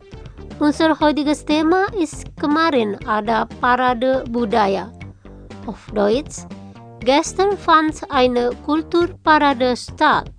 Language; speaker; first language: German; non-native, fluent; Indonesian